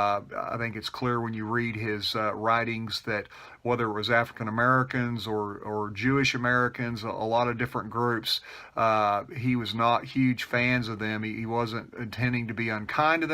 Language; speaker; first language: English; native; English